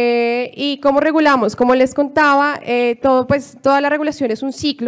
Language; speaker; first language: Spanish; native; Spanish